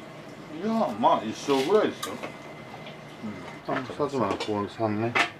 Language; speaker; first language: Japanese; native; Japanese